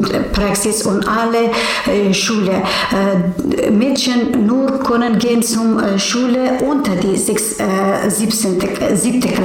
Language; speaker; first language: German; non-native, learner; Persian